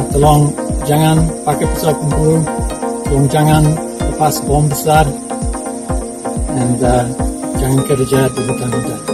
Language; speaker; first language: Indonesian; non-native, learner; English